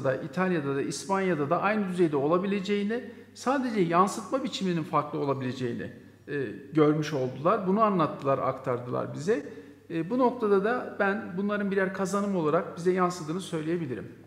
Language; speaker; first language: Turkish; native; Turkish